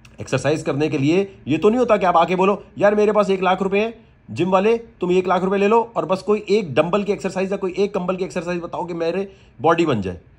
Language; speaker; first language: Urdu; native; Urdu